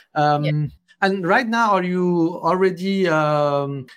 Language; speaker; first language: English; non-native, fluent; French